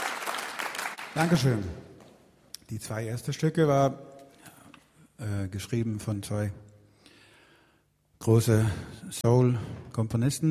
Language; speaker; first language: German; non-native, learner; Swedish